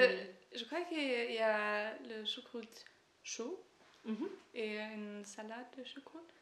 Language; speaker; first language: French; non-native, learner; German